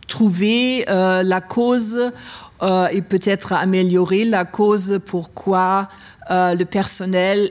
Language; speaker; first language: French; non-native, learner; German